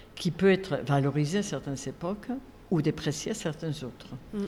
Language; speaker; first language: French; non-native, fluent; Spanish